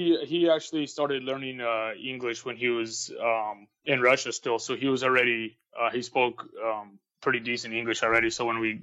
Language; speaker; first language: English; early bilingual, other home language; Russian